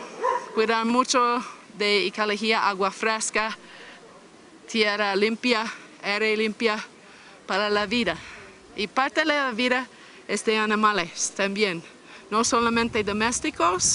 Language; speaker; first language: Spanish; non-native, learner; English